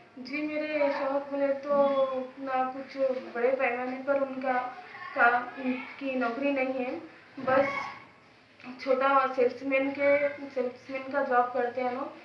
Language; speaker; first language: Hindi; non-native, local second language; Urdu